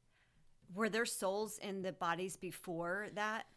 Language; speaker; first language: English; native; English